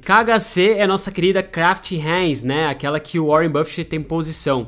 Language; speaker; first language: Portuguese; native; Portuguese